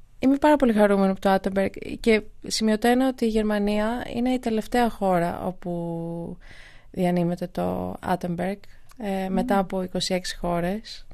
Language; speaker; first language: Greek; native; Greek